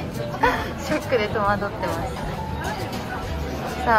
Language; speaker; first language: Japanese; native; Japanese